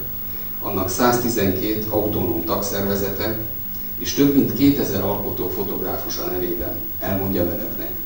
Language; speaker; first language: Hungarian; native; Hungarian